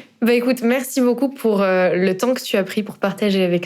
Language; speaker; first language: French; native; French